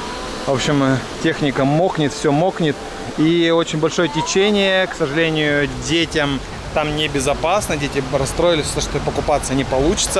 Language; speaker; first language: Russian; native; Russian